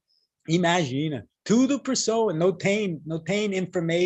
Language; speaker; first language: Portuguese; non-native, learner; English